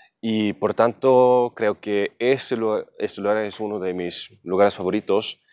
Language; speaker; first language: Spanish; non-native, fluent; German